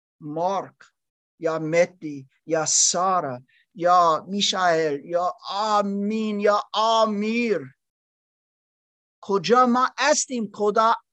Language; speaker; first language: Persian; non-native, learner; German